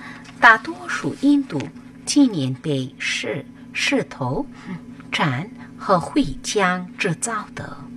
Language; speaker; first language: Chinese; non-native, learner; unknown